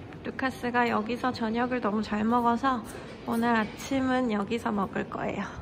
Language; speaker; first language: Korean; native; Korean